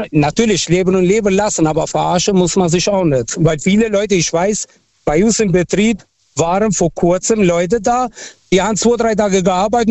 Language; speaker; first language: German; non-native, fluent; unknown